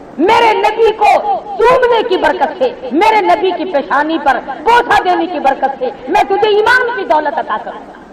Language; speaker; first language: Urdu; non-native, local second language; Saraiki